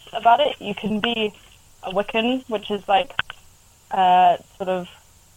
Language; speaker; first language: English; native; English